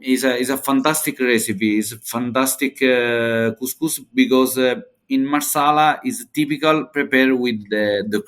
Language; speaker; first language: English; non-native, learner; Italian